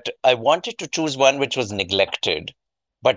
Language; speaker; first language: English; non-native, local second language; Urdu